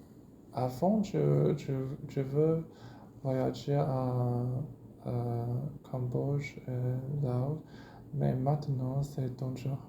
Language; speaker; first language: French; non-native, learner; Chinese